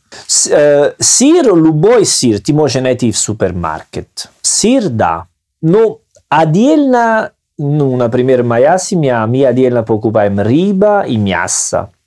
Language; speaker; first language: Russian; non-native, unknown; Italian